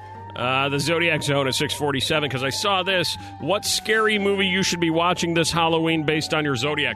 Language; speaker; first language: English; native; English